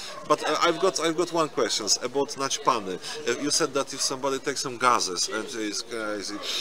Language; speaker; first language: English; non-native, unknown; Polish